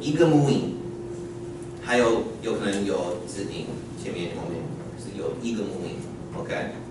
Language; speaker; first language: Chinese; non-native, learner; English